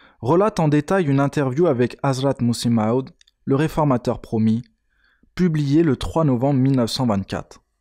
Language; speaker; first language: French; native; French